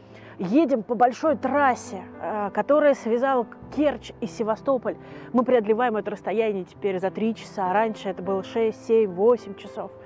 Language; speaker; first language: Russian; native; Russian